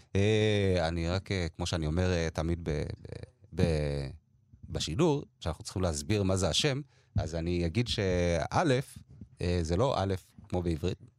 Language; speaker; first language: Hebrew; early bilingual, other home language; Amharic